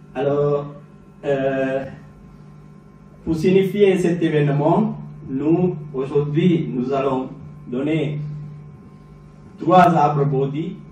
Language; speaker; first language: French; non-native, learner; Sinhala